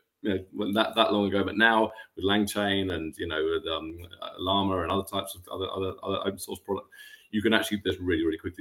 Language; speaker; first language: English; native; English